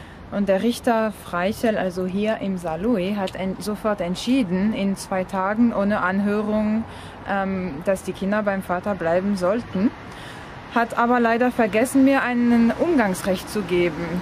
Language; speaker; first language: German; non-native, fluent; French